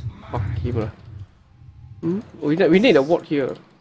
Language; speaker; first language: English; non-native, local second language; Chinese